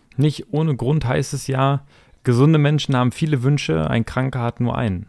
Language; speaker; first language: German; native; German